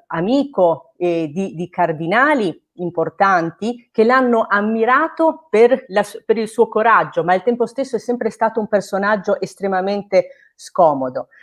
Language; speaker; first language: Italian; native; Italian